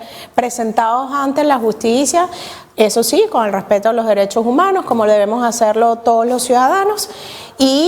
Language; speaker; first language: Spanish; native; Spanish